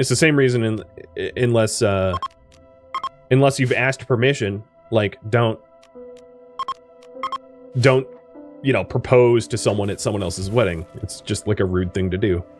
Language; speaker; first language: English; native; English